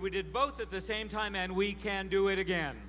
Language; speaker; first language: English; native; English